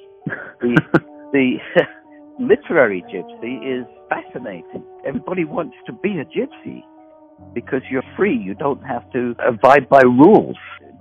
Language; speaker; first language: English; native; English